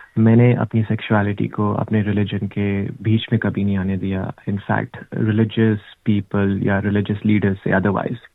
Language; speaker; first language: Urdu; native; Urdu